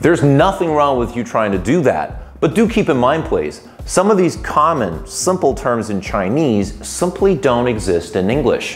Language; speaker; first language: English; non-native, fluent; Chinese